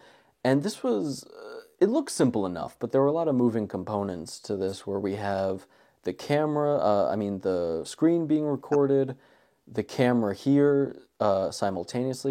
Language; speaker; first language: English; native; English